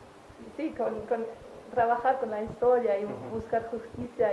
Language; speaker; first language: Spanish; non-native, fluent; German